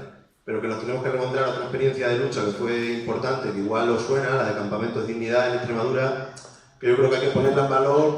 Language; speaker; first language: Spanish; native; Spanish